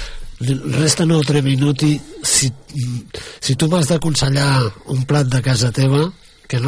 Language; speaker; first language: Italian; non-native, fluent; Catalan